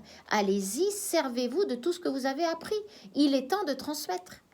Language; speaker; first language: French; native; French